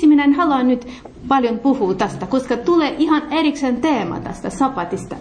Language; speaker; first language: Finnish; non-native, learner; Russian